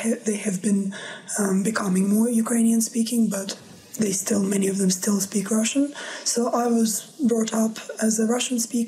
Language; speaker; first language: English; non-native, fluent; Russian